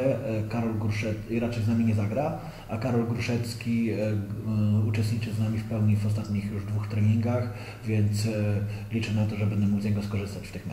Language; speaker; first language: Polish; native; Polish